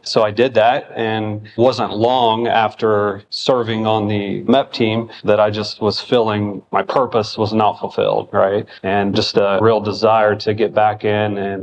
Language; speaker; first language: English; native; English